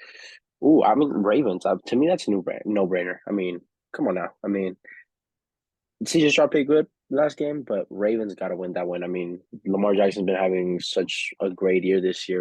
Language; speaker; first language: English; native; English